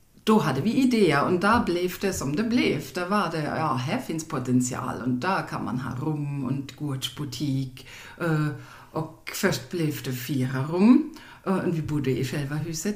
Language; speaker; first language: Swedish; non-native, fluent; German